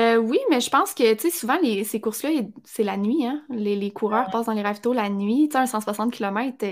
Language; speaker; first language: French; native; French